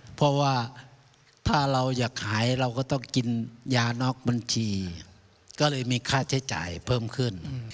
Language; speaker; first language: Thai; native; Thai